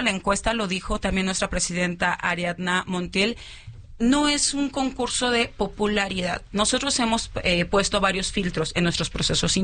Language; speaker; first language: Spanish; native; Spanish